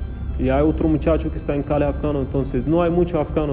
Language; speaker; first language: Spanish; non-native, fluent; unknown